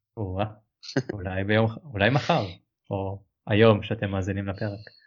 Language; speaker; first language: Hebrew; native; Hebrew